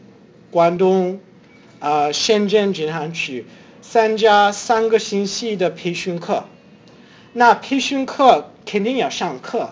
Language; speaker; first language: Chinese; non-native, fluent; English